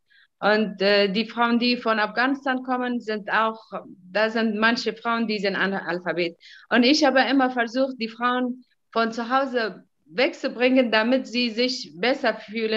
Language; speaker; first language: German; non-native, fluent; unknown